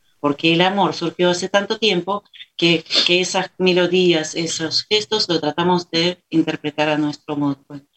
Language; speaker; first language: Spanish; non-native, fluent; Russian